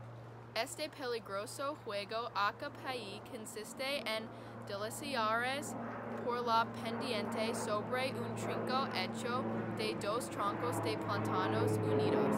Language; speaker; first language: Spanish; non-native, learner; English